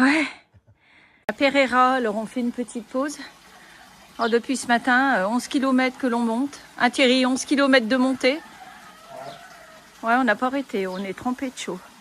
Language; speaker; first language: French; native; French